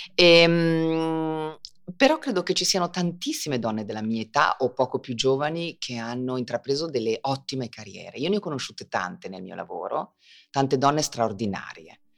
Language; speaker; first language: Italian; native; Italian